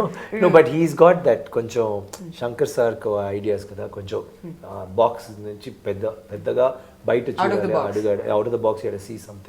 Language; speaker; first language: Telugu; non-native, learner; Tamil